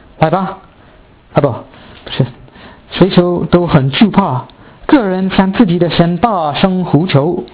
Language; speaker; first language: Chinese; non-native, fluent; English